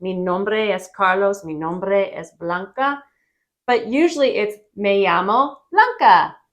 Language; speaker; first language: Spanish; non-native, learner; English